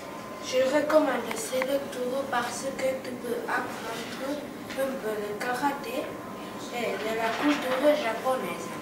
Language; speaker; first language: French; non-native, learner; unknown